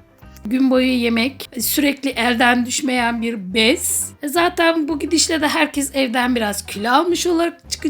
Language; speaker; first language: Turkish; native; Turkish